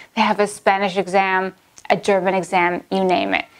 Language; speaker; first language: English; native; English